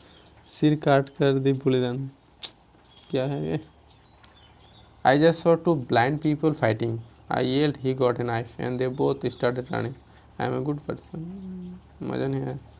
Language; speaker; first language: Hindi; non-native, local second language; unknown